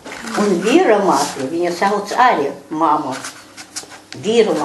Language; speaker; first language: Latvian; non-native, learner; Russian